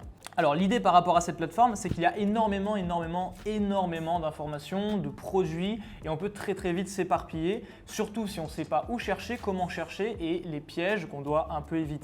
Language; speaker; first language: French; native; French